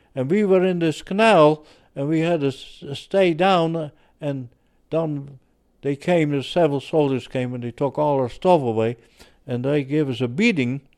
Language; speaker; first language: English; early bilingual, other home language; Dutch